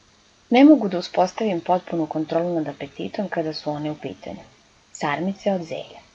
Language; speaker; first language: Serbian; native; Serbian